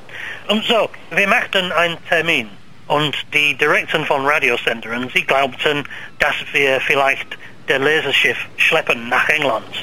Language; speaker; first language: German; non-native, learner; English